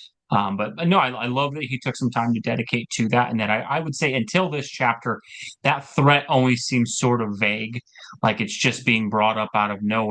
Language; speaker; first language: English; native; English